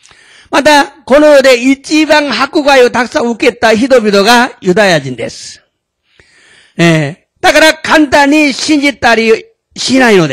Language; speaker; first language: Japanese; non-native, fluent; Korean